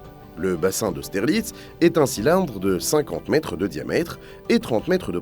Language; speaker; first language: French; native; French